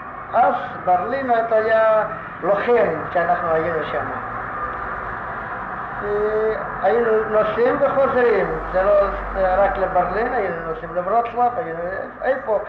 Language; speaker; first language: Hebrew; non-native, fluent; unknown